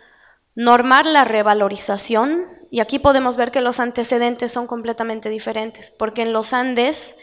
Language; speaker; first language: Spanish; native; Spanish